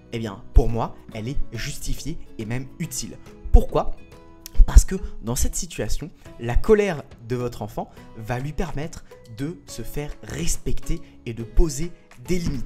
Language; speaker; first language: French; native; French